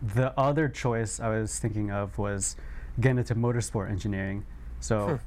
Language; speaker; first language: English; native; English